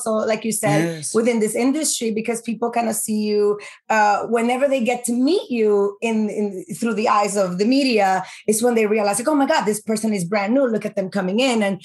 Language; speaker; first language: English; early bilingual, other home language; Spanish